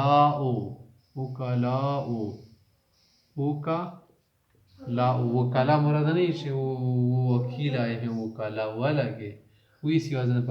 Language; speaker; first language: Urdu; native; Urdu